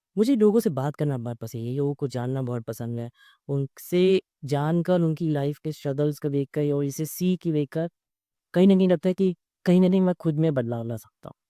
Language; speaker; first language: Hindi; native; Hindi